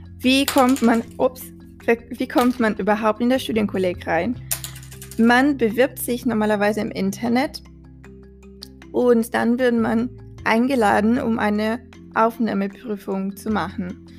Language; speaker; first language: German; non-native, fluent; Portuguese